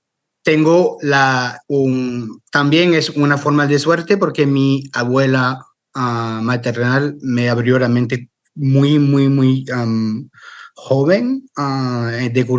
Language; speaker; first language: Spanish; non-native, fluent; French